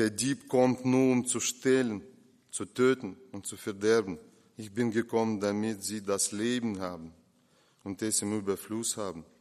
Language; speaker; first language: German; non-native, fluent; Russian